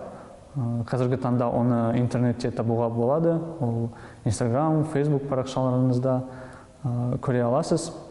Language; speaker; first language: Kazakh; non-native, local second language; Russian